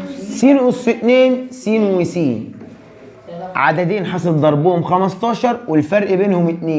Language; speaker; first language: Arabic; native; Arabic